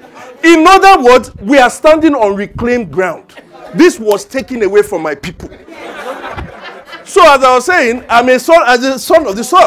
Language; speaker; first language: English; non-native, local second language; Yoruba